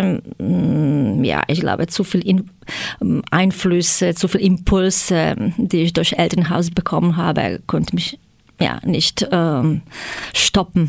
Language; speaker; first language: German; non-native, fluent; Croatian